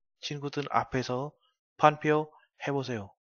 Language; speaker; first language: Korean; non-native, learner; Vietnamese